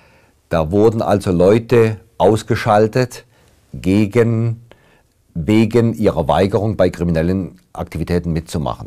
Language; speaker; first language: German; native; German